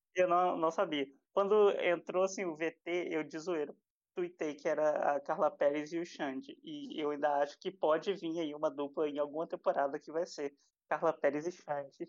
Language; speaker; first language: Portuguese; native; Portuguese